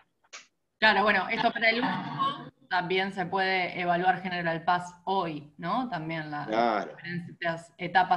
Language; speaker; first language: Spanish; native; Spanish